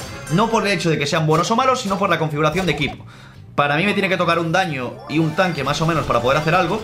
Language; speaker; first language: Spanish; native; Spanish